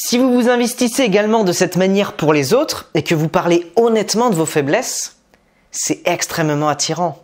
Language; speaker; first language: French; native; French